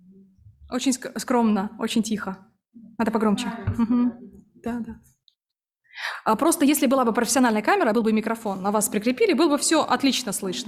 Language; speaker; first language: Russian; native; Russian